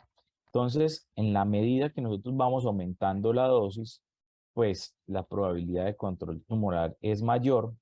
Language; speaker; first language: Spanish; native; Spanish